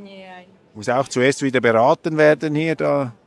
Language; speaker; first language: German; native; German